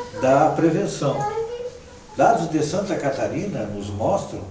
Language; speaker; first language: Portuguese; native; Portuguese